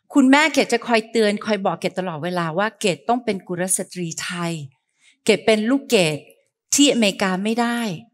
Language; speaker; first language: Thai; early bilingual, heritage; Thai